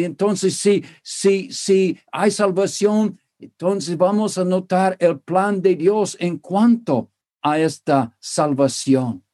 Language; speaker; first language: Spanish; non-native, fluent; English